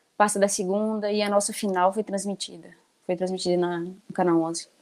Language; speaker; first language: Portuguese; native; Portuguese